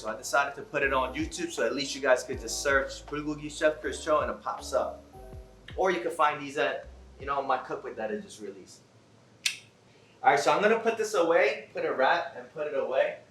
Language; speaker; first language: English; native; English